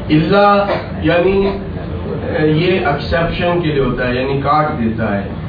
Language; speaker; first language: Urdu; native; Urdu